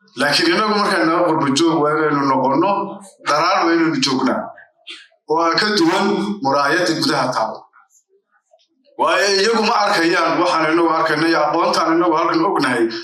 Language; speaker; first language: Somali; native; Somali